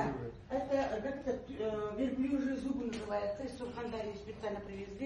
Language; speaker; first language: Russian; non-native, local second language; Uzbek